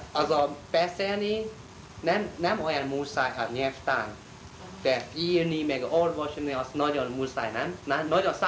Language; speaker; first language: Hungarian; non-native, learner; Chinese